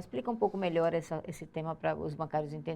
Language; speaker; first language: Portuguese; native; Portuguese